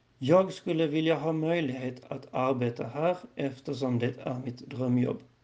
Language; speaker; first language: Swedish; non-native, learner; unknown